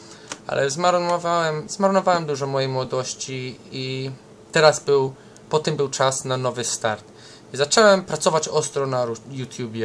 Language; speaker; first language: Polish; early bilingual, heritage; English